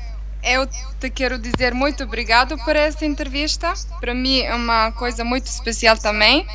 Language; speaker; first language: Portuguese; non-native, learner; Italian